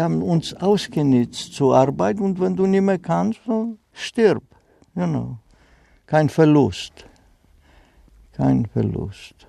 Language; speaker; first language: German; non-native, fluent; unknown